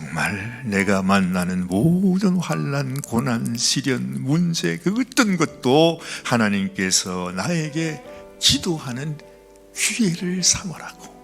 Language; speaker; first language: Korean; native; Korean